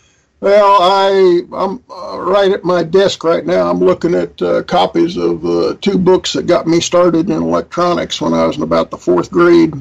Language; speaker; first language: English; native; English